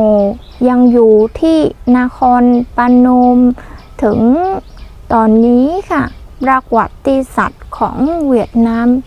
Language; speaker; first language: Thai; non-native, learner; Vietnamese